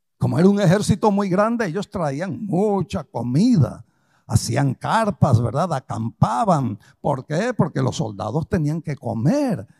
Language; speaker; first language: Spanish; early bilingual, other home language; Portuguese